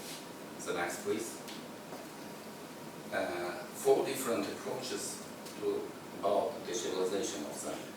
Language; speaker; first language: English; non-native, learner; Ukrainian